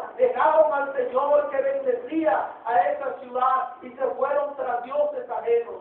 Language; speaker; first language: Spanish; native; Spanish